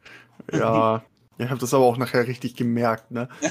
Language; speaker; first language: German; native; German